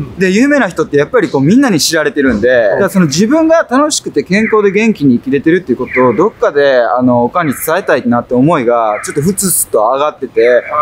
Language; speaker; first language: Japanese; native; Japanese